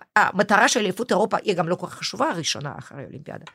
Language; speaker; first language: Hebrew; non-native, fluent; Russian